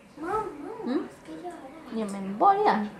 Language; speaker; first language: Swedish; non-native, fluent; Spanish